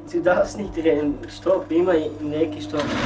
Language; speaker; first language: German; non-native, learner; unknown